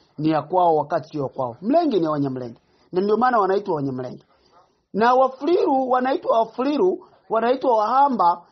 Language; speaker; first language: Swahili; non-native, local second language; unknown